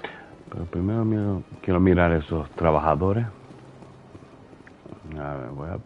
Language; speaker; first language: Spanish; non-native, fluent; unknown